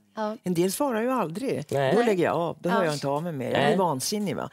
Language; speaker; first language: Swedish; native; Swedish